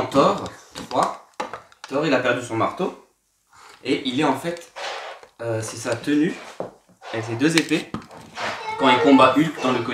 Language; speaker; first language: French; native; French